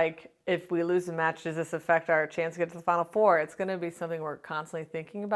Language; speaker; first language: English; native; English